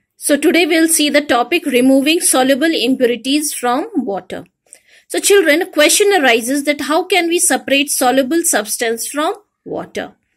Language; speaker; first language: English; non-native, local second language; Hindi